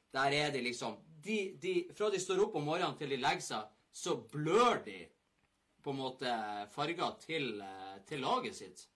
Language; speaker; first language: Norwegian; native; Norwegian